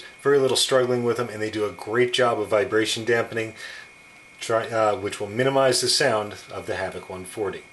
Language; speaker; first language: English; native; English